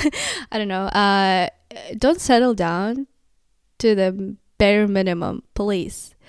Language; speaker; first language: English; non-native, fluent; Kazakh